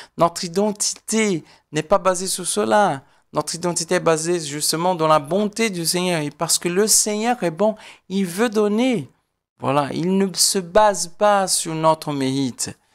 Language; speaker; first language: French; non-native, fluent; Portuguese